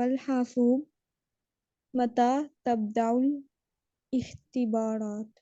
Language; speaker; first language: Arabic; non-native, learner; Urdu